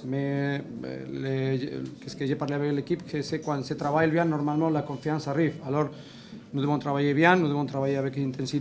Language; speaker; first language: French; non-native, learner; Spanish